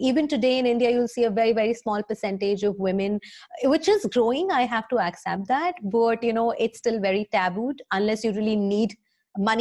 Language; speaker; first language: English; non-native, local second language; Hindi